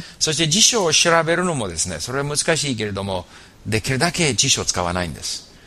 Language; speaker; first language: Japanese; non-native, fluent; English